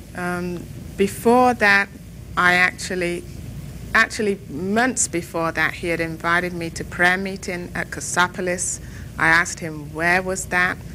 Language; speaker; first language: English; native; English